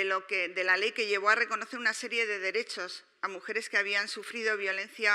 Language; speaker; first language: Spanish; native; Spanish